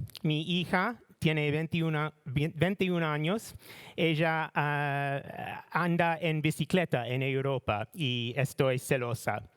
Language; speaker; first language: Spanish; non-native, learner; English